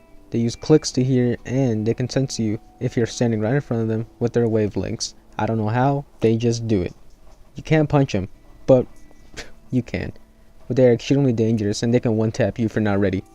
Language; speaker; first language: English; native; English